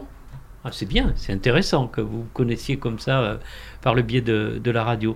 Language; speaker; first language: French; native; French